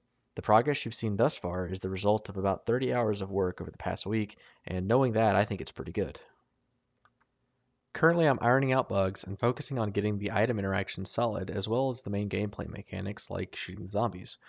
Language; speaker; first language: English; native; English